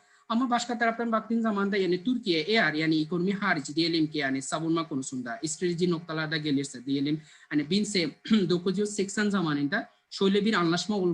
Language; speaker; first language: Turkish; non-native, learner; Bangla